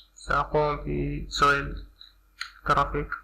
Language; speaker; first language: Arabic; native; Arabic